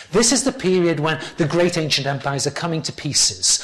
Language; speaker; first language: English; native; English